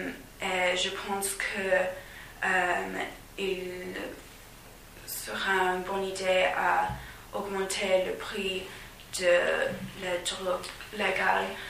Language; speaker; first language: French; non-native, learner; English